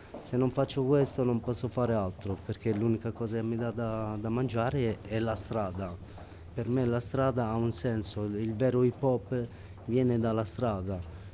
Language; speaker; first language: Italian; early bilingual, other home language; Albanian